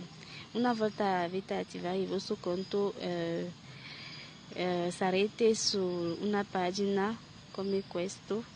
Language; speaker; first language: Italian; non-native, learner; French